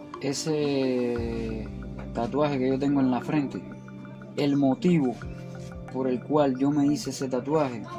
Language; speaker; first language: Spanish; native; Spanish